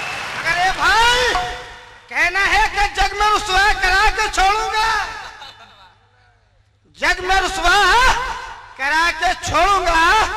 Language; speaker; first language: Urdu; native; Urdu